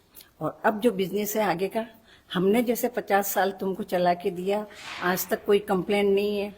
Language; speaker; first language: Hindi; native; Hindi